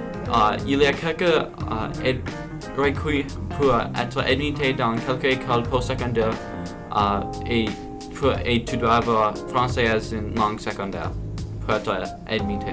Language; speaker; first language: French; non-native, local second language; English